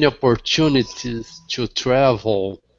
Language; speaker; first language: English; non-native, learner; Portuguese